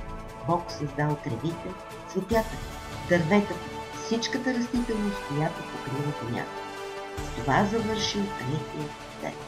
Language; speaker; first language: Bulgarian; native; Bulgarian